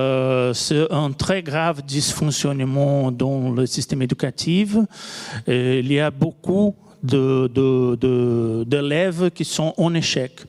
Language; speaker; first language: French; non-native, fluent; Portuguese